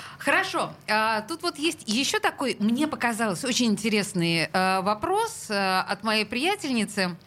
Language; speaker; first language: Russian; native; Russian